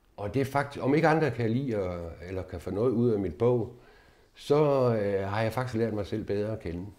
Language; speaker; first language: Danish; native; Danish